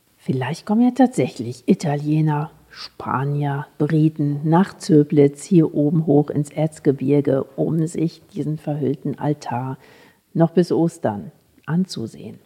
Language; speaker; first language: German; native; German